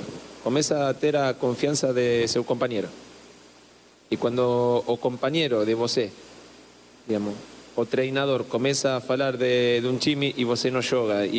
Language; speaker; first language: Portuguese; non-native, learner; Spanish